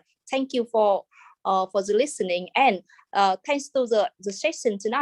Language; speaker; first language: English; non-native, fluent; Vietnamese